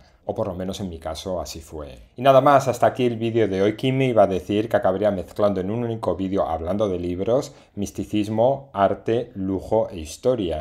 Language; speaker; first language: Spanish; native; Spanish